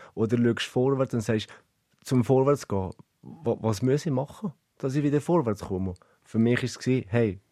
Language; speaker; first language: German; native; German